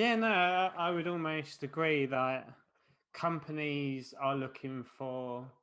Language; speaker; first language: English; native; English